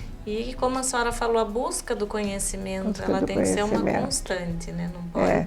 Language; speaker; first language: Portuguese; native; Portuguese